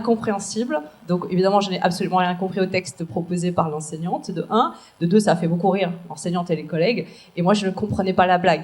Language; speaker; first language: French; native; French